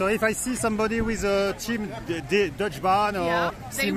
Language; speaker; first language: English; non-native, learner; French